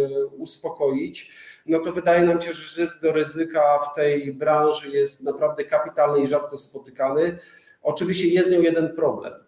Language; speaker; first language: Polish; native; Polish